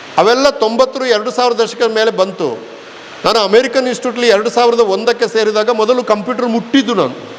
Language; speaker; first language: Kannada; native; Kannada